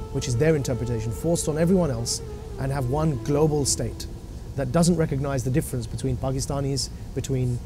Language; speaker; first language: Urdu; early bilingual, other home language; English